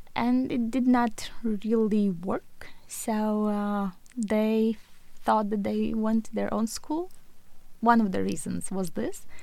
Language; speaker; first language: English; non-native, fluent; Latvian